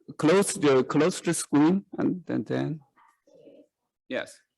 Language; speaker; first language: English; non-native, learner; Chinese